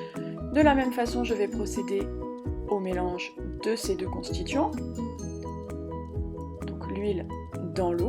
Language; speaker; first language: French; native; French